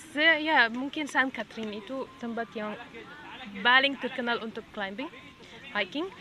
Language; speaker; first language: Indonesian; non-native, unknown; Arabic